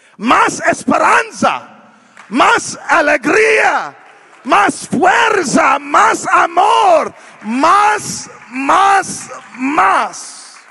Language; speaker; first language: Spanish; non-native, learner; English